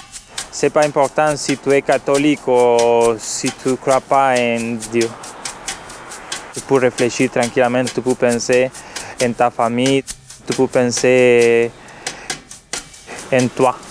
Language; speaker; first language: French; non-native, learner; Spanish